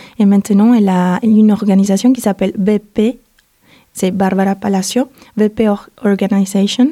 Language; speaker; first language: French; non-native, fluent; Spanish